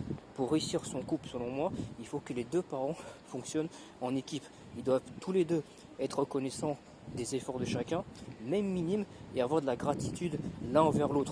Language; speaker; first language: French; native; French